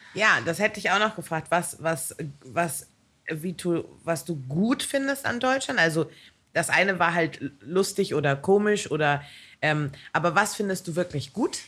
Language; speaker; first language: German; native; German